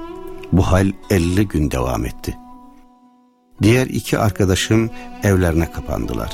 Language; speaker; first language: Turkish; native; Turkish